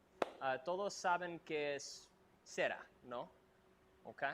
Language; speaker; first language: Spanish; non-native, fluent; English